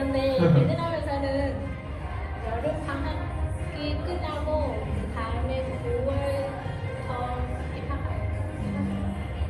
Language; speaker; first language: Korean; non-native, learner; Vietnamese